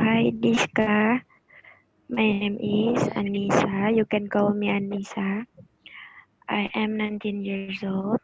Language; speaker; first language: English; non-native, learner; Indonesian